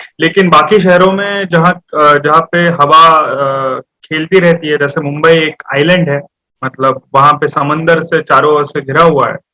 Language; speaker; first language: Hindi; non-native, local second language; Marathi